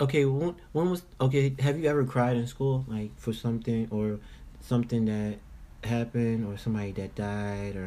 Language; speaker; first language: English; native; English